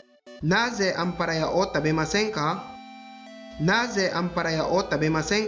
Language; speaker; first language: Japanese; non-native, fluent; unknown